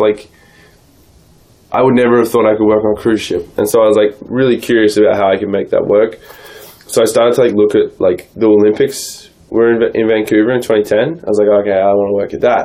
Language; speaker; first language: English; native; English